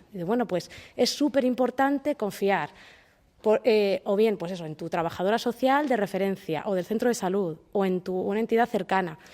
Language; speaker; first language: Spanish; native; Spanish